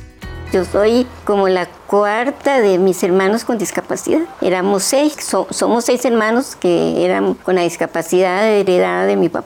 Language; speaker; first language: Spanish; native; Spanish